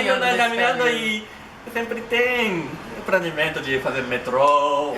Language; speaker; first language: Portuguese; non-native, learner; Japanese